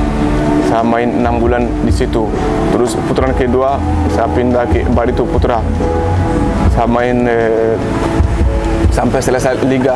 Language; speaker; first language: Indonesian; non-native, learner; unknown